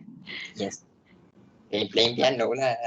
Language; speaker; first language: English; non-native, local second language; Malay